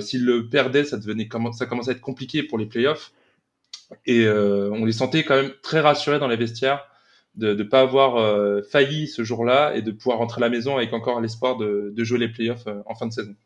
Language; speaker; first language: French; native; French